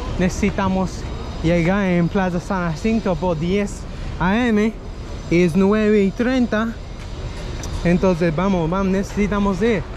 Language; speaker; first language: Spanish; non-native, learner; English